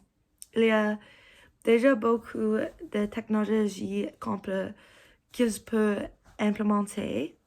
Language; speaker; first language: French; non-native, learner; English